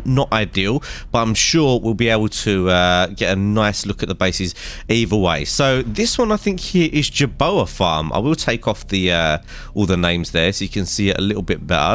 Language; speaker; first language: English; native; English